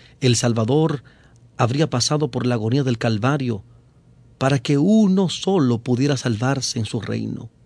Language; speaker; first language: Spanish; native; Spanish